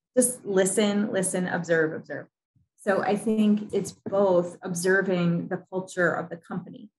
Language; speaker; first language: English; native; English